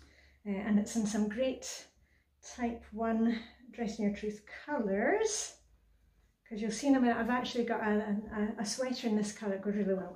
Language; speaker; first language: English; native; English